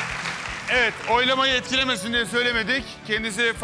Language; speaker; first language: Turkish; native; Turkish